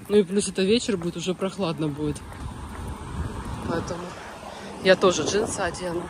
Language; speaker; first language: Russian; native; Russian